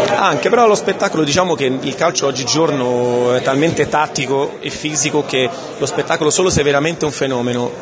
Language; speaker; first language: Italian; non-native, fluent; Portuguese